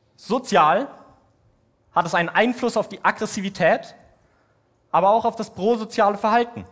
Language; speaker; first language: German; native; German